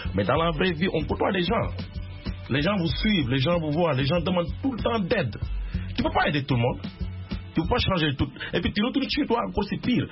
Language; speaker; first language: French; non-native, local second language; Wolof